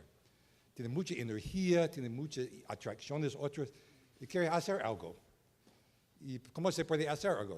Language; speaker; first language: Spanish; non-native, learner; English